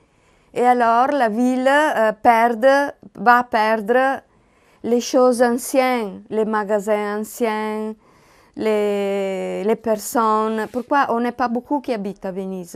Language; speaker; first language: French; non-native, learner; Italian